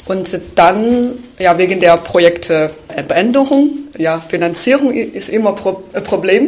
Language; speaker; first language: German; non-native, fluent; Chinese